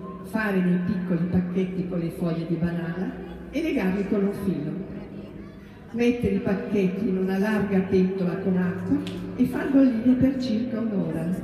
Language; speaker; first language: Italian; non-native, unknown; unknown